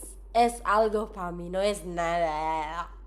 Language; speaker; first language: Spanish; non-native, learner; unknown